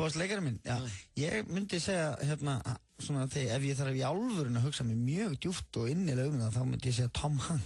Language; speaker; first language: Icelandic; native; Icelandic